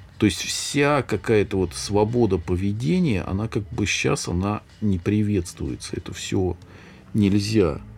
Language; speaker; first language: Russian; native; Russian